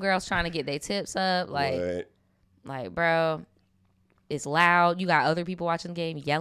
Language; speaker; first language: English; native; English